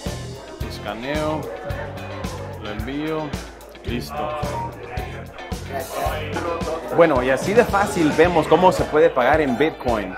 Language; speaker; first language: Spanish; native; Spanish